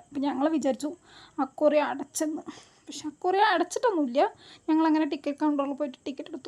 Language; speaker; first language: Malayalam; native; Malayalam